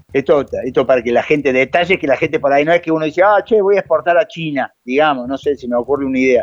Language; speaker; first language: Spanish; native; Spanish